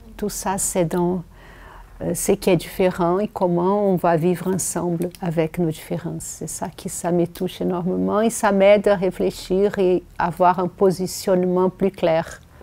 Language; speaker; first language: French; non-native, fluent; Portuguese